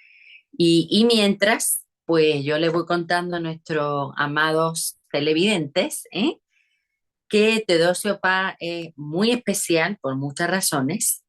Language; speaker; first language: Spanish; native; Spanish